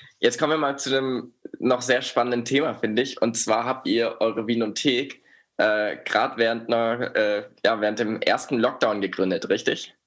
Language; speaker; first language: German; native; German